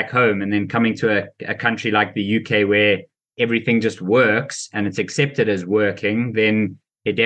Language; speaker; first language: English; native; English